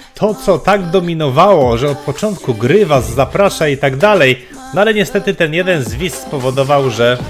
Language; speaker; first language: Polish; native; Polish